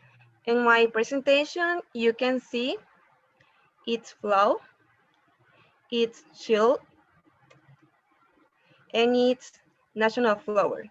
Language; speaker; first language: English; non-native, learner; Spanish